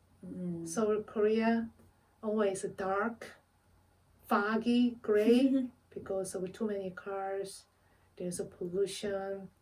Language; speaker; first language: English; non-native, fluent; Korean